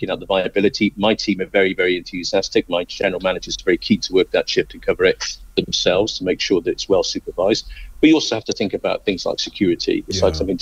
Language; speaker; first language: English; native; English